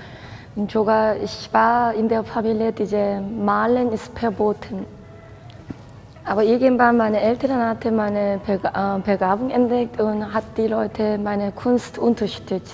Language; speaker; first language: German; non-native, fluent; Korean